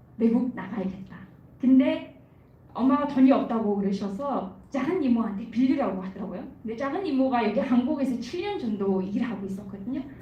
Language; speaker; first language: Korean; non-native, fluent; Mongolian